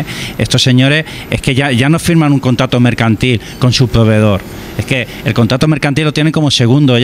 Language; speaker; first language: Spanish; native; Spanish